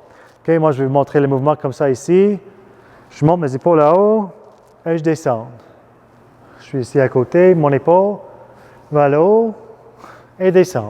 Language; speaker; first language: French; non-native, fluent; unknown